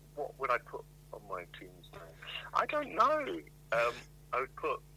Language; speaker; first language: English; native; English